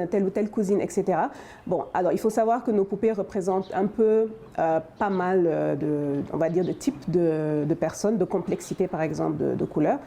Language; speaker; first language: French; non-native, local second language; Wolof